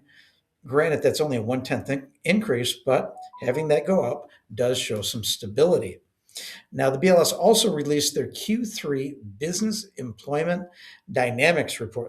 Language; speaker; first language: English; native; English